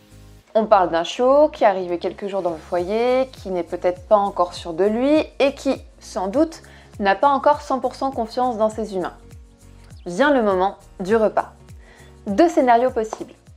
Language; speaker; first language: French; native; French